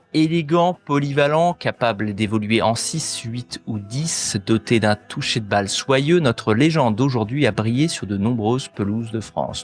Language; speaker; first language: French; native; French